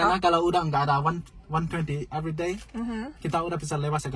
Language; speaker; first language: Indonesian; non-native, learner; Chinese